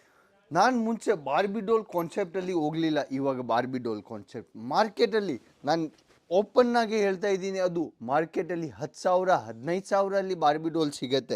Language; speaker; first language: Kannada; non-native, local second language; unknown